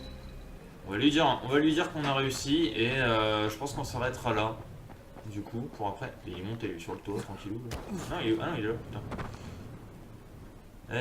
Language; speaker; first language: French; native; French